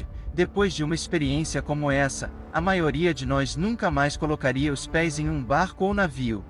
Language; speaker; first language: Portuguese; native; Portuguese